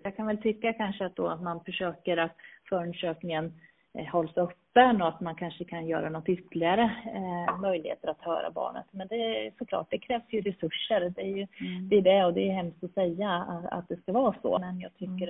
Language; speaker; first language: Swedish; native; Swedish